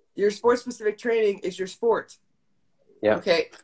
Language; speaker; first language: English; native; English